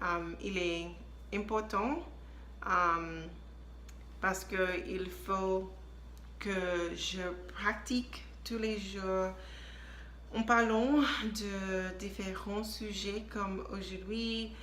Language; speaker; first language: French; non-native, learner; English